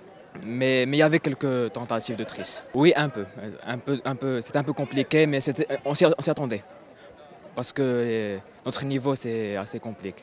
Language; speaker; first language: French; non-native, local second language; Arabic